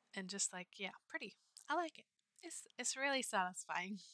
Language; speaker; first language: English; native; English